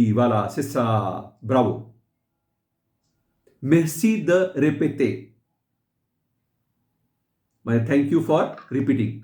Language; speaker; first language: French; non-native, fluent; Hindi